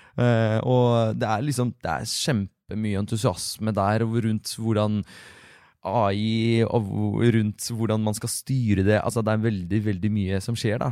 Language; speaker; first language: Norwegian; early bilingual, other home language; Russian